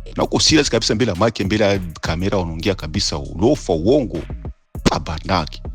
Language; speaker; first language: Swahili; non-native, local second language; Rundi